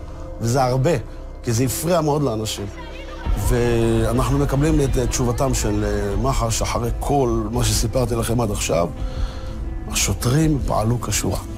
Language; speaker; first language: Hebrew; native; Hebrew